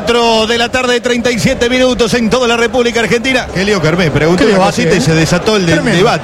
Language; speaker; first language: Spanish; native; Spanish